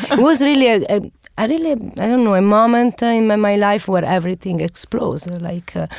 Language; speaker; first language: English; non-native, learner; Italian